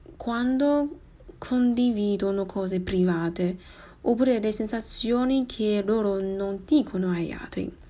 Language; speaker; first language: Italian; non-native, fluent; Chinese